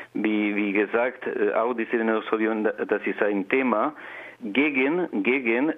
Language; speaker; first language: German; non-native, learner; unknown